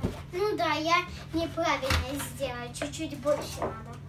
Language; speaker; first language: Russian; early bilingual, heritage; Russian